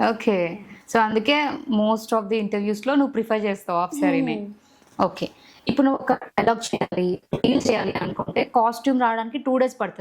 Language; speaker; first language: Telugu; native; Telugu